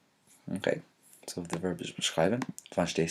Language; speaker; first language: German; non-native, fluent; English